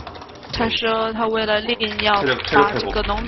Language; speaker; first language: Chinese; native; Chinese